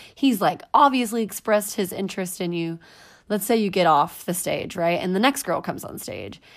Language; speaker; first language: English; native; English